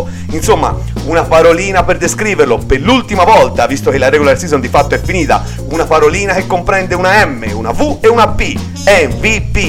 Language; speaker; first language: Italian; native; Italian